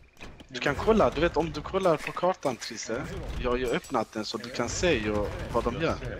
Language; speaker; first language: Swedish; early bilingual, other home language; Turkish